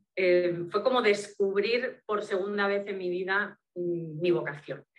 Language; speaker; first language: Spanish; native; Spanish